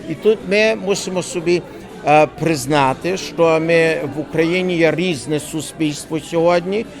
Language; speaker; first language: Ukrainian; early bilingual, heritage; Ukrainian